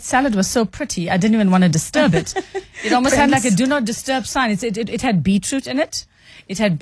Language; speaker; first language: English; native; English